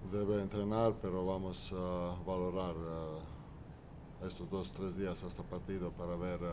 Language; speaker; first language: Spanish; non-native, fluent; Croatian